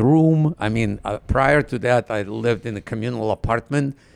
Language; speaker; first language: English; non-native, fluent; Ukrainian